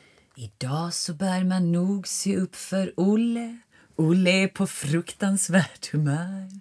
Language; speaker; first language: Swedish; native; Swedish